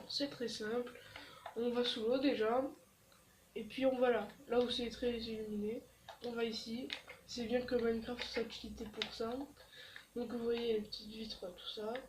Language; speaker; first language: French; native; French